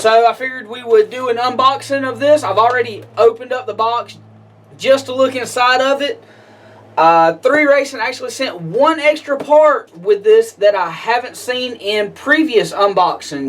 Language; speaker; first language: English; native; English